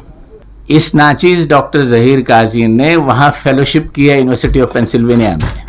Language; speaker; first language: Hindi; native; Hindi